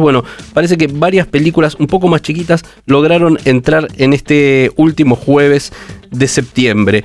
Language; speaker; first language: Spanish; native; Spanish